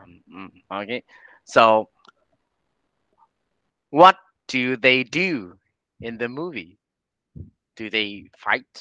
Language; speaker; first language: English; non-native, learner; Vietnamese